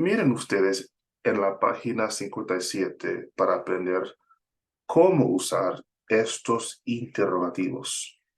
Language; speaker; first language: Spanish; non-native, fluent; English